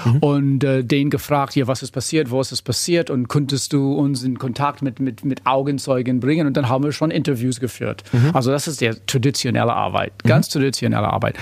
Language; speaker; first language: German; non-native, fluent; English